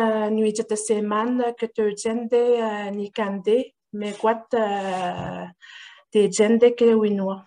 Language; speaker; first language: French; non-native, local second language; Innu-aimun